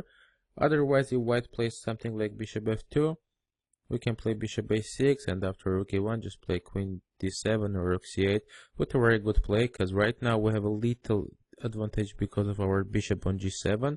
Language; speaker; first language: English; non-native, fluent; Russian